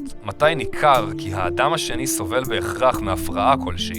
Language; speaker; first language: Hebrew; native; Hebrew